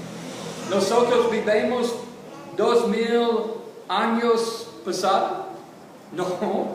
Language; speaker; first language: Spanish; non-native, learner; English